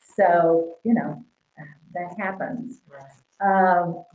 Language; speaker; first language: English; native; English